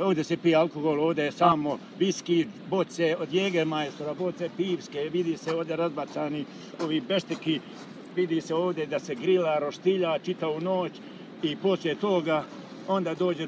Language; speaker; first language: Croatian; native; Croatian